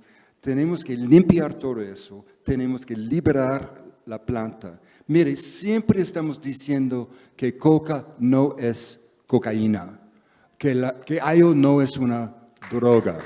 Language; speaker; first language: Spanish; non-native, fluent; English